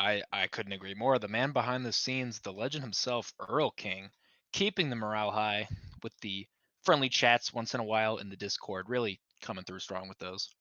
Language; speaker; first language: English; native; English